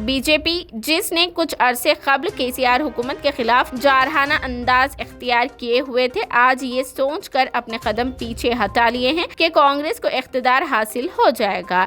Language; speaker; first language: Urdu; native; Urdu